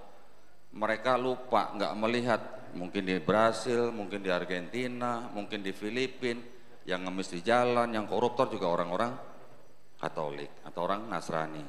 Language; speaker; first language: Indonesian; native; Indonesian